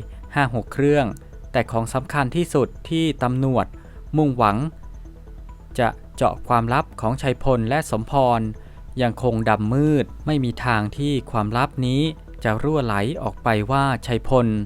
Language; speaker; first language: Thai; native; Thai